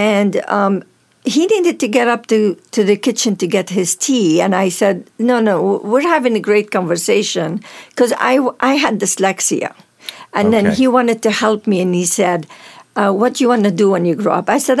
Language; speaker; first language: English; non-native, fluent; Arabic